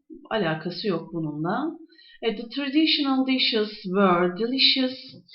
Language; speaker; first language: English; non-native, fluent; Turkish